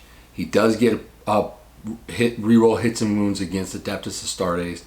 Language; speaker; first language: English; native; English